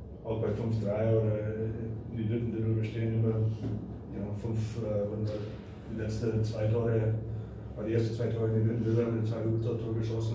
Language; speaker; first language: German; non-native, fluent; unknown